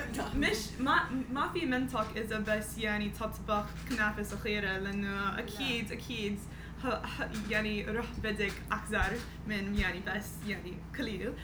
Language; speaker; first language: Arabic; non-native, learner; English